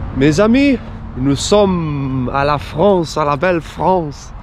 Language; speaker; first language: French; non-native, learner; Spanish